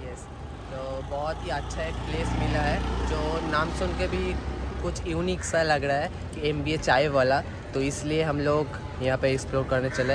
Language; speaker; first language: Hindi; non-native, local second language; Bangla